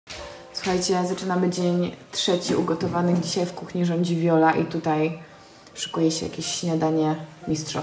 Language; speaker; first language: Polish; native; Polish